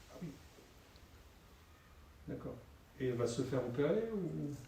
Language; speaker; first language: French; native; French